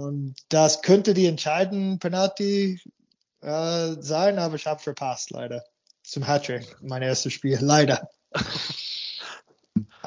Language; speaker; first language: German; non-native, fluent; English